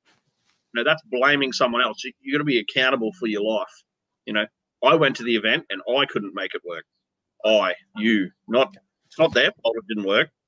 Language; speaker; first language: English; native; English